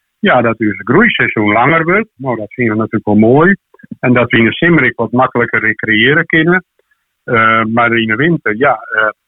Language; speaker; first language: Dutch; non-native, local second language; Western Frisian